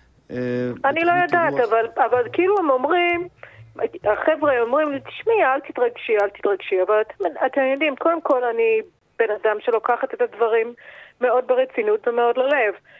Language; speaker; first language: Hebrew; non-native, fluent; English